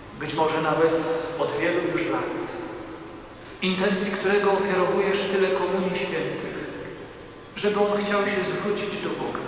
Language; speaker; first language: Polish; native; Polish